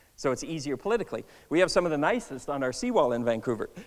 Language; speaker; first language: English; native; English